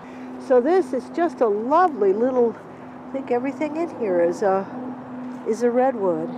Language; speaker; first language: English; native; English